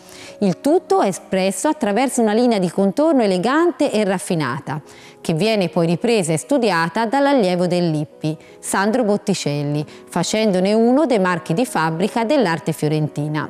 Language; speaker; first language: Italian; native; Italian